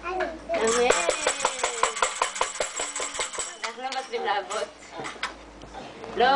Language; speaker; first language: Hebrew; native; Hebrew